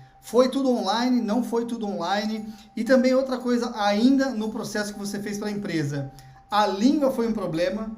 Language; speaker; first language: Portuguese; native; Portuguese